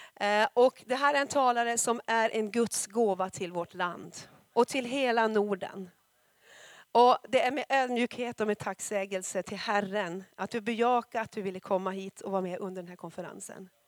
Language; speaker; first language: Swedish; non-native, fluent; Persian